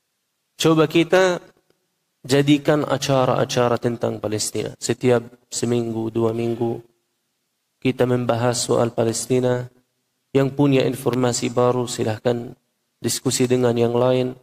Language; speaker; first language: Indonesian; non-native, fluent; Arabic